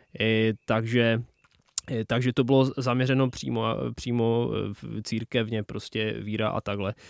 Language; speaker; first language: Czech; non-native, local second language; Polish